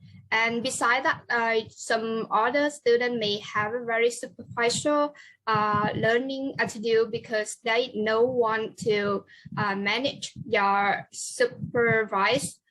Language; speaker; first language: English; non-native, learner; Vietnamese